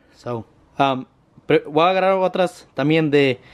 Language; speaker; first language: Spanish; early bilingual, heritage; Spanish